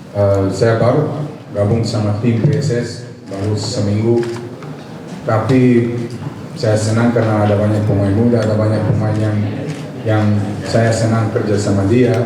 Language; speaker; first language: Indonesian; non-native, fluent; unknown